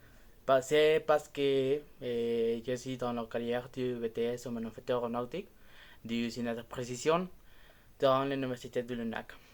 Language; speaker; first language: French; non-native, learner; Spanish